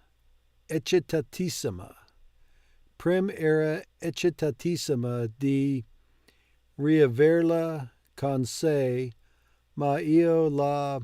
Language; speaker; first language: Italian; non-native, learner; English